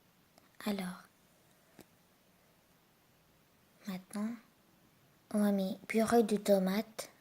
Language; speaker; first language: French; non-native, learner; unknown